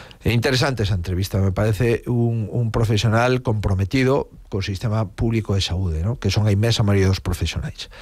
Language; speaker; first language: Galician; native; Galician